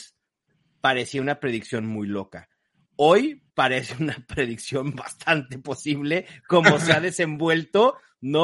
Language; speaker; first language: Spanish; native; Spanish